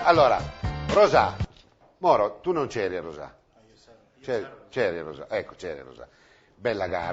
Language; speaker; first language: Italian; native; Italian